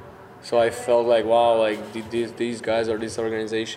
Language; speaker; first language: English; non-native, fluent; Slovak